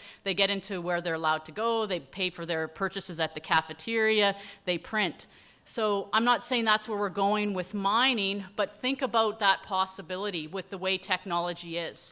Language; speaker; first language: English; native; English